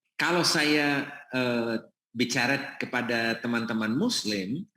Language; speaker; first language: Indonesian; non-native, fluent; English